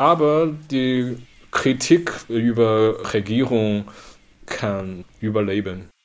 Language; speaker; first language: German; non-native, learner; Chinese